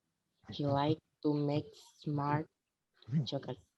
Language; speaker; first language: English; non-native, learner; Indonesian